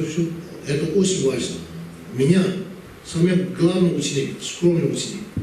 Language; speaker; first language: Russian; non-native, learner; Tibetan